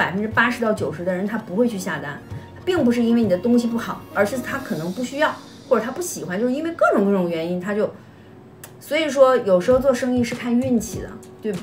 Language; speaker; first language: Chinese; native; Chinese